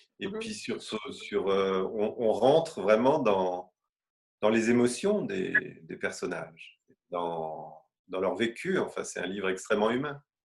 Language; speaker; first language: French; native; French